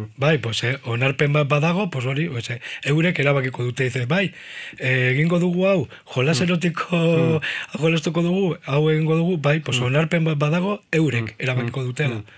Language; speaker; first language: Basque; native; Basque